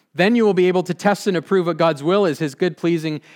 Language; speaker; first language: English; native; English